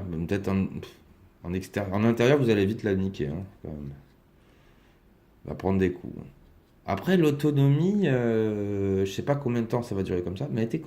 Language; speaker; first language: French; native; French